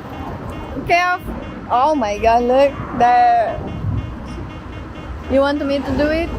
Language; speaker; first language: English; non-native, learner; Portuguese